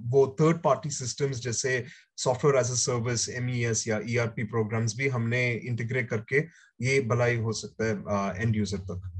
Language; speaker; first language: Hindi; native; Hindi